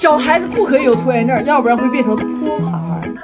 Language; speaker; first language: Chinese; native; Chinese